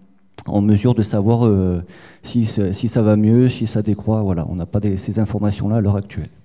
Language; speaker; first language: French; native; French